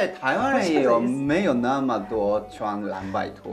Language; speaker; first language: Chinese; non-native, fluent; Japanese